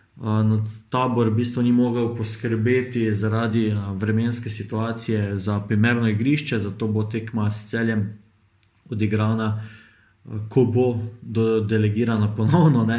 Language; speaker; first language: Slovenian; native; Slovenian